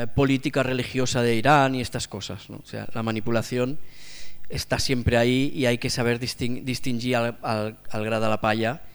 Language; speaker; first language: Spanish; non-native, local second language; Catalan